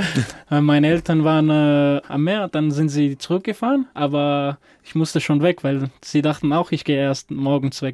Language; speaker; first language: German; non-native, fluent; Croatian